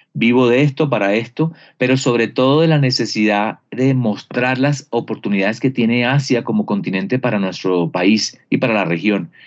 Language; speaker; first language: Spanish; native; Spanish